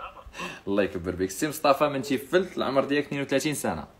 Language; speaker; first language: Arabic; native; Arabic